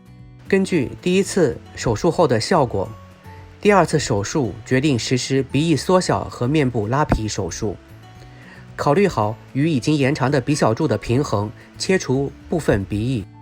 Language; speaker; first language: Chinese; native; Chinese